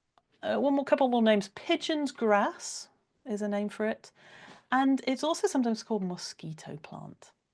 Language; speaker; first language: English; native; English